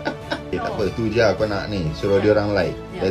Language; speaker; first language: Malay; native; Malay